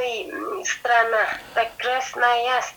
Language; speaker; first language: Russian; non-native, local second language; Kyrgyz